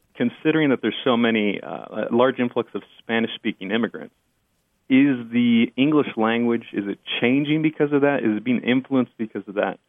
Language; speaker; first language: English; early bilingual, other home language; Spanish